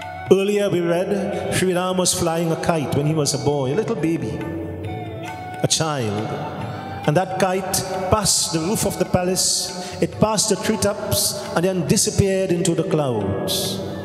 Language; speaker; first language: English; native; English